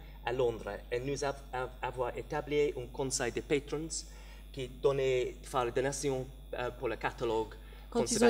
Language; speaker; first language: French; non-native, learner; English